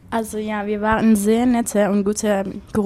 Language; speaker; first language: German; non-native, learner; Persian